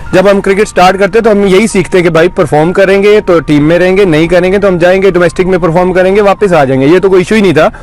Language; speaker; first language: Hindi; non-native, local second language; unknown